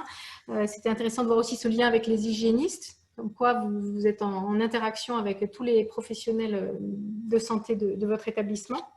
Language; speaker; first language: French; native; French